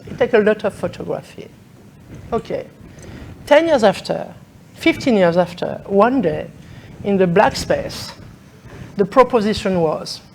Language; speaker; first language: English; non-native, learner; French